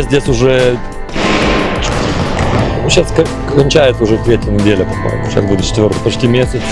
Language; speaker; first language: Russian; non-native, local second language; Lithuanian